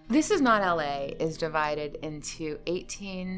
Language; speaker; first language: English; native; English